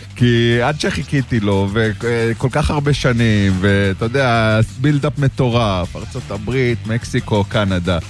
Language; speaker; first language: Hebrew; native; Hebrew